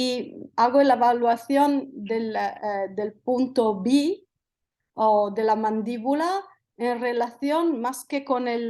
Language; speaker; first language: Spanish; non-native, fluent; Italian